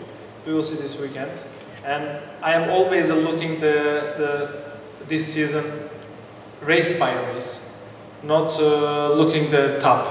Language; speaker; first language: English; non-native, learner; Turkish